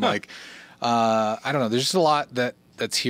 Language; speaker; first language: English; native; English